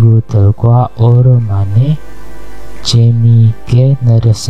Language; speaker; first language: Korean; non-native, learner; Indonesian